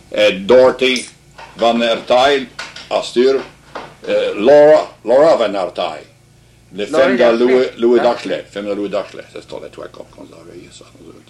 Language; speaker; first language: French; early bilingual, heritage; French